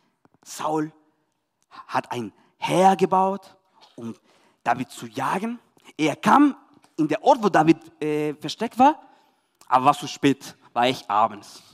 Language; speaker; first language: German; non-native, learner; Spanish